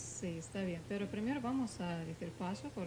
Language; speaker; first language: Spanish; non-native, fluent; Russian